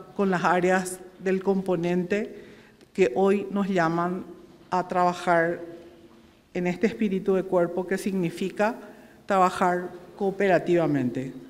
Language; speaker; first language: Spanish; native; Spanish